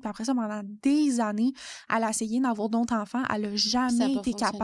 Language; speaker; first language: French; native; French